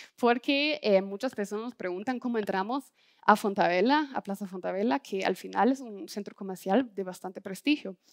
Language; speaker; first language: Spanish; non-native, fluent; German